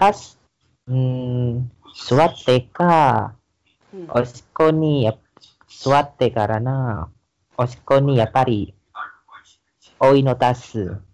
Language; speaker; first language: Japanese; non-native, learner; Chinese